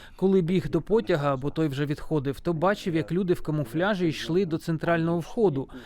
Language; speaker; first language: Ukrainian; early bilingual, heritage; Uzbek